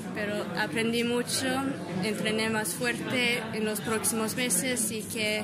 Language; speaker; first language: Spanish; early bilingual, heritage; English